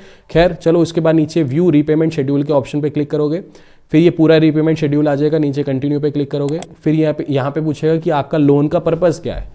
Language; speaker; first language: Hindi; native; Hindi